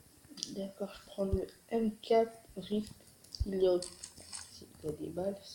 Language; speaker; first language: French; native; French